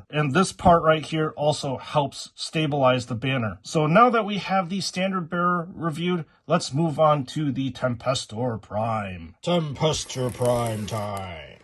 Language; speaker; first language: English; native; English